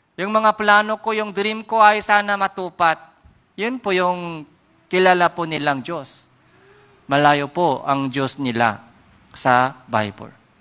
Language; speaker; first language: Filipino; non-native, fluent; Korean